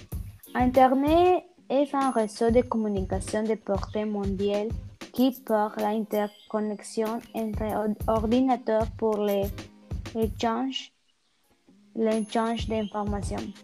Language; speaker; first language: French; non-native, learner; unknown